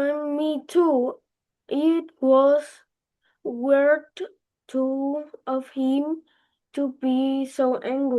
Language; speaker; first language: English; non-native, learner; Vietnamese